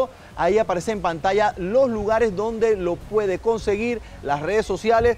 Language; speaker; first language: Spanish; native; Spanish